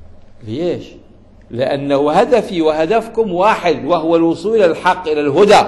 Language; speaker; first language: Arabic; native; Arabic